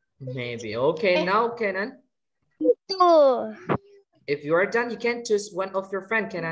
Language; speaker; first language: English; non-native, fluent; Indonesian